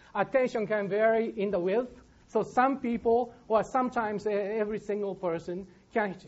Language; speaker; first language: English; non-native, fluent; Japanese